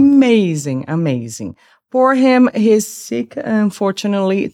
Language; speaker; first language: English; non-native, fluent; Portuguese